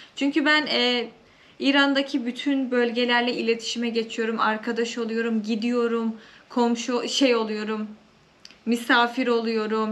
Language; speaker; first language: Turkish; native; Turkish